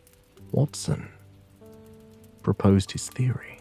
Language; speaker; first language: English; native; English